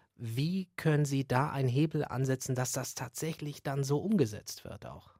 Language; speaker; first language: German; native; German